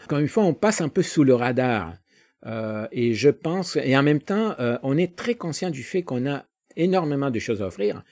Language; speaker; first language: French; non-native, fluent; Spanish